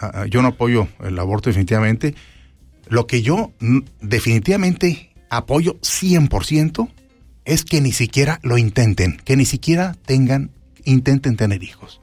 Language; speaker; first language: Spanish; native; Spanish